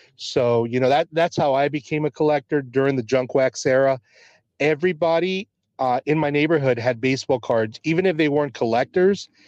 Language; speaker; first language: English; early bilingual, other home language; Spanish